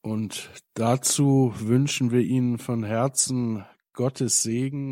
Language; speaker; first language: German; native; German